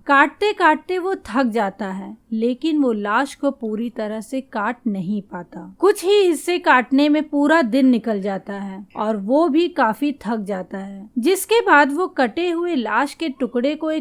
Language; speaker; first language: Hindi; native; Hindi